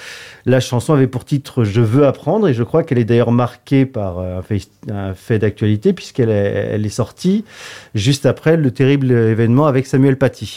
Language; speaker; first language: French; native; French